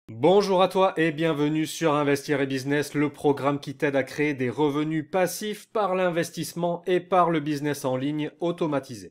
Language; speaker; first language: French; native; French